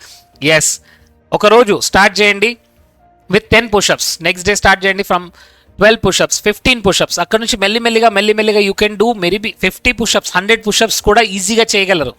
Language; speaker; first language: Telugu; native; Telugu